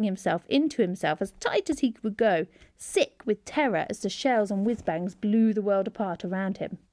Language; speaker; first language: English; native; English